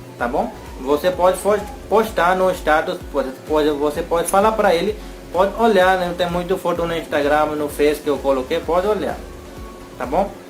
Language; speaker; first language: Portuguese; non-native, learner; Hindi